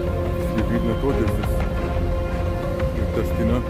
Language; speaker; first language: Russian; non-native, learner; Arabic